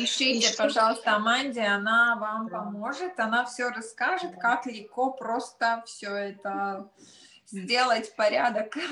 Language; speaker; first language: Russian; non-native, local second language; Latvian